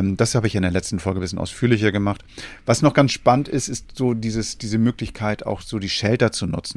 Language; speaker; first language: German; native; German